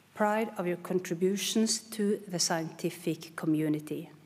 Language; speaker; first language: English; non-native, fluent; Norwegian